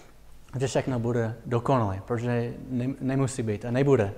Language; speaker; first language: Czech; non-native, fluent; English